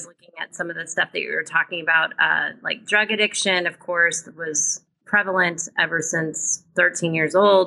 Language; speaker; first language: English; native; English